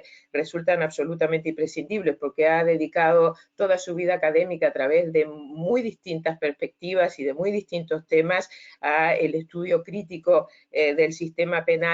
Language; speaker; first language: Spanish; native; Spanish